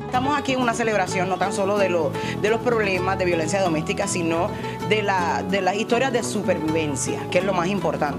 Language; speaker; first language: Spanish; native; Spanish